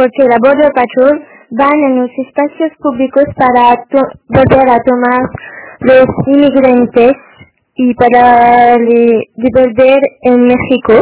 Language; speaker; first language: Spanish; non-native, learner; French